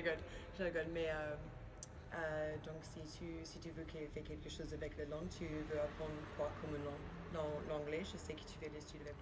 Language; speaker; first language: French; non-native, learner; Spanish